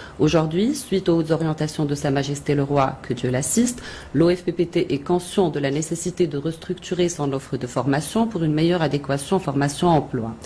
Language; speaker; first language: French; non-native, local second language; Arabic